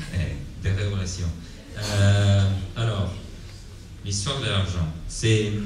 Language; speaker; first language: French; non-native, fluent; Italian